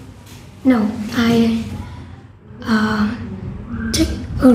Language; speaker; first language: English; non-native, learner; Vietnamese